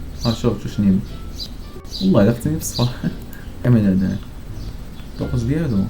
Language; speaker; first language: Arabic; native; Arabic